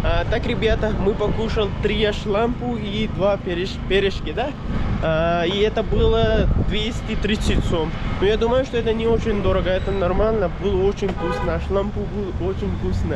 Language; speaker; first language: Russian; non-native, learner; Urdu